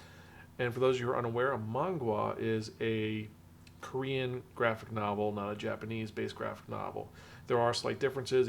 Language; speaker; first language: English; native; English